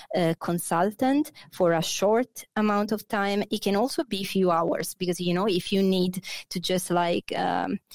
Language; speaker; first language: English; non-native, fluent; Italian